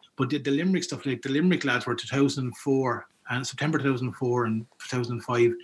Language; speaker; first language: English; native; English